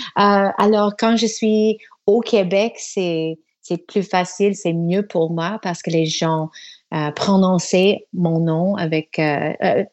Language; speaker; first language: French; non-native, learner; English